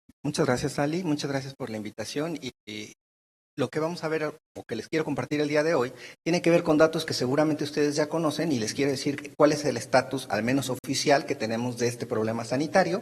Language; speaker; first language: Spanish; native; Spanish